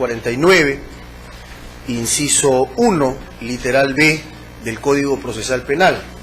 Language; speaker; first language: Spanish; native; Spanish